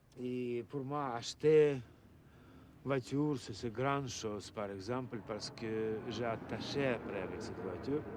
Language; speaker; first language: French; non-native, learner; Russian